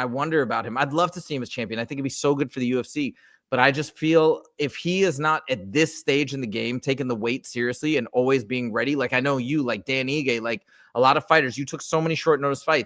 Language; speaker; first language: English; native; English